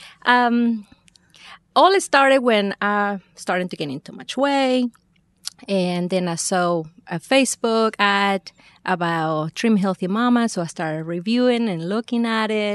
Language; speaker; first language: English; non-native, fluent; Spanish